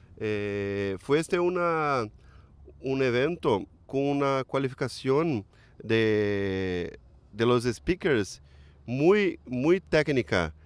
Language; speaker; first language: Spanish; non-native, learner; Portuguese